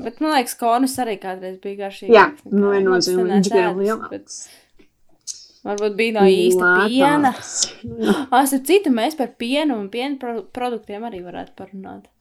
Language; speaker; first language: Latvian; native; Latvian